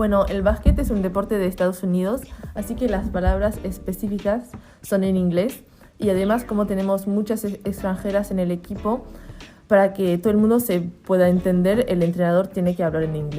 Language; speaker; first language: Spanish; early bilingual, heritage; Spanish